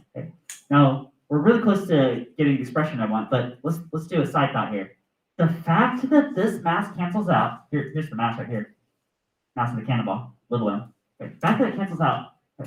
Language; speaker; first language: English; native; English